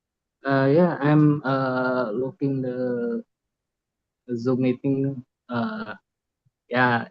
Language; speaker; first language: English; non-native, learner; Indonesian